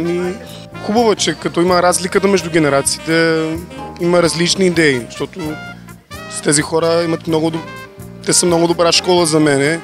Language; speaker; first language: Bulgarian; non-native, fluent; Greek